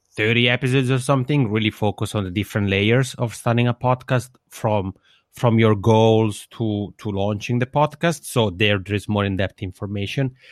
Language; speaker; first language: English; non-native, fluent; Italian